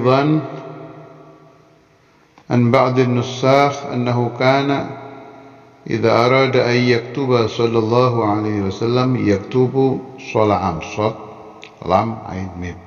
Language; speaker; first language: Arabic; non-native, fluent; Indonesian